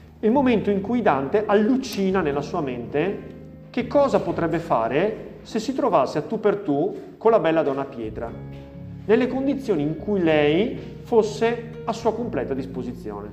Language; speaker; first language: Italian; native; Italian